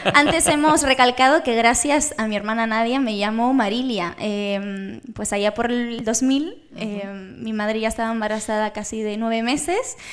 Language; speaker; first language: Spanish; native; Spanish